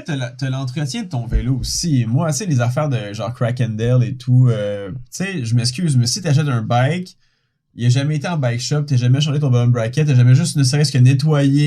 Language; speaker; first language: French; native; French